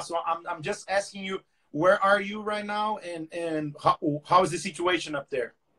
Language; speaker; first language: English; non-native, fluent; Portuguese